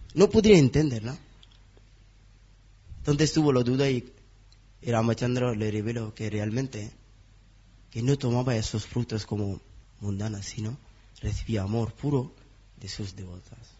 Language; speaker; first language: Spanish; non-native, learner; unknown